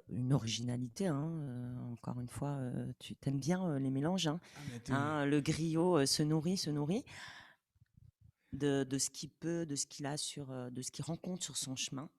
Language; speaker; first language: French; native; French